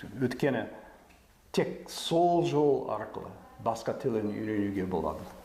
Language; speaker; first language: Kazakh; non-native, learner; English